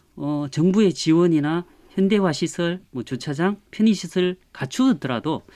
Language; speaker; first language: Korean; native; Korean